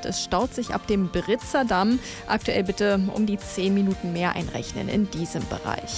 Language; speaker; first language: German; native; German